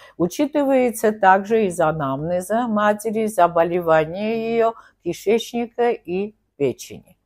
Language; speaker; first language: Russian; non-native, local second language; Armenian